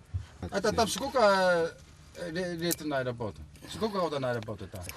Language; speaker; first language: Russian; non-native, learner; Korean